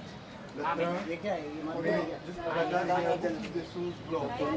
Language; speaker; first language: French; non-native, learner; Hindi